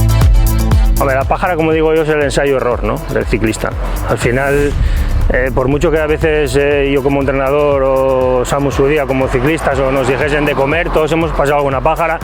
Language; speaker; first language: Spanish; native; Spanish